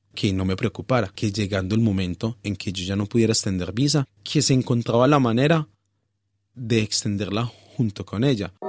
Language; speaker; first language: Spanish; native; Spanish